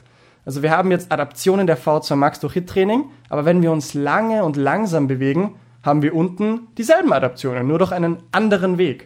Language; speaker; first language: German; native; German